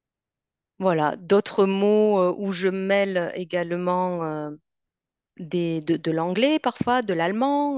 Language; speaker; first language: French; native; French